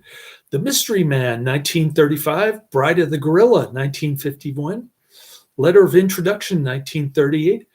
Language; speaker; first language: English; native; English